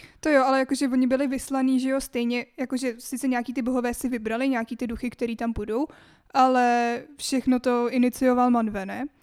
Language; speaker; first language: Czech; native; Czech